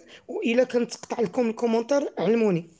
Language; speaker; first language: Arabic; native; Arabic